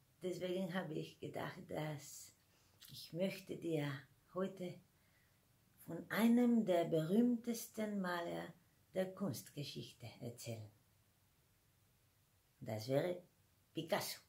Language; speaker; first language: German; non-native, fluent; Spanish